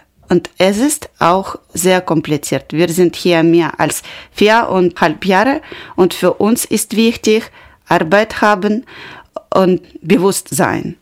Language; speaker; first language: German; non-native, learner; Ukrainian